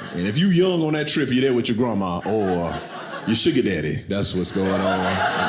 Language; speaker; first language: English; native; English